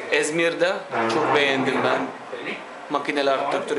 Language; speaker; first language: Turkish; non-native, learner; Arabic